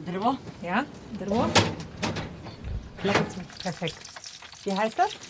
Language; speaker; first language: German; native; German